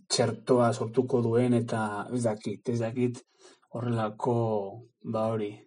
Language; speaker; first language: Basque; non-native, learner; Spanish